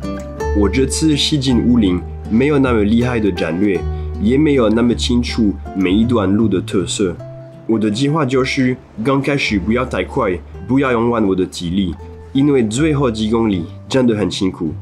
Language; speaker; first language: Chinese; non-native, fluent; French